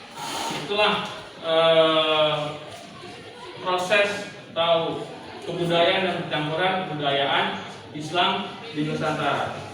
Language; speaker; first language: Indonesian; native; Indonesian